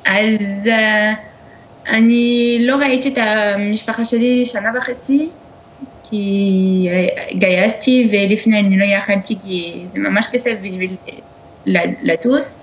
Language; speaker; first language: Hebrew; non-native, learner; French